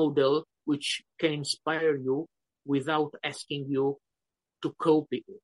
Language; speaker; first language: English; non-native, fluent; Romanian